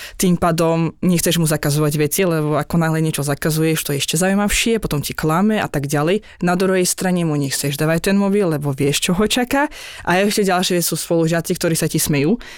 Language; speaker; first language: Slovak; non-native, fluent; Azerbaijani